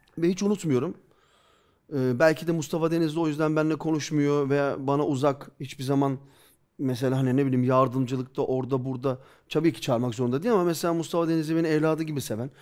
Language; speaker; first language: Turkish; early bilingual, heritage; Turkish